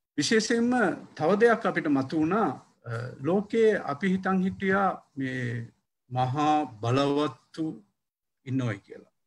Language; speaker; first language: Sinhala; non-native, local second language; Tamil